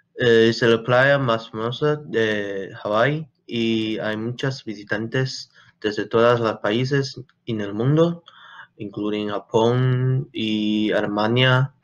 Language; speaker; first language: Spanish; non-native, learner; English